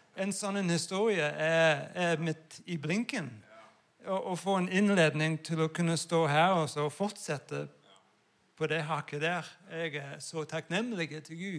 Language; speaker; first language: Norwegian; non-native, fluent; English